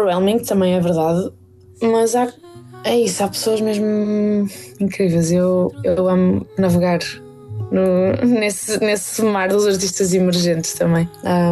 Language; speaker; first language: Portuguese; native; Portuguese